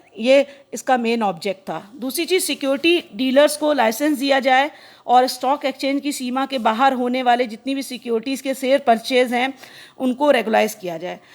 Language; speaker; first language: Hindi; native; Hindi